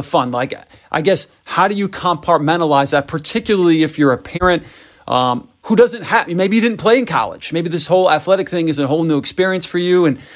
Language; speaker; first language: English; native; English